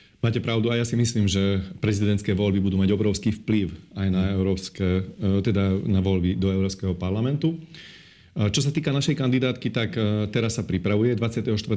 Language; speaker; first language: Slovak; non-native, local second language; Hungarian